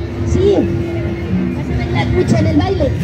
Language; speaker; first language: Spanish; native; Spanish